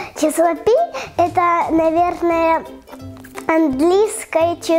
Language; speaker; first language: Russian; native; Russian